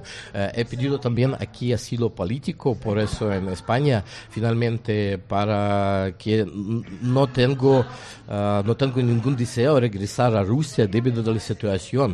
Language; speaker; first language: Spanish; non-native, learner; Russian